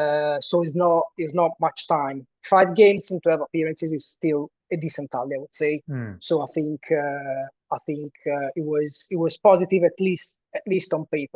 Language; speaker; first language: English; non-native, fluent; Italian